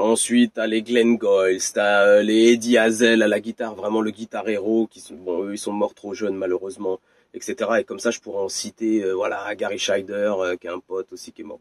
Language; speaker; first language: French; native; French